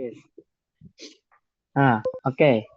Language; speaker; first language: English; non-native, learner; Indonesian